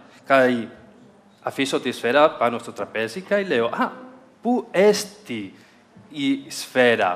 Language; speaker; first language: Greek; non-native, fluent; Spanish